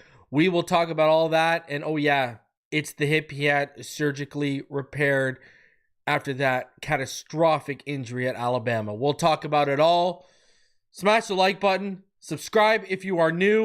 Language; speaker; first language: English; native; English